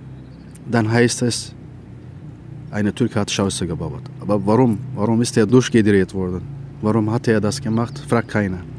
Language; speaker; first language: German; non-native, fluent; Turkish